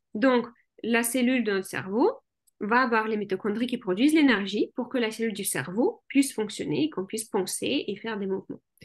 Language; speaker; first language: French; early bilingual, other home language; Russian